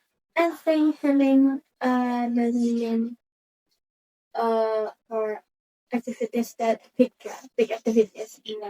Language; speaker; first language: English; non-native, learner; Indonesian